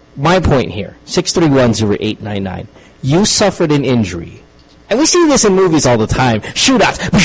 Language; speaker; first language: English; non-native, local second language; Filipino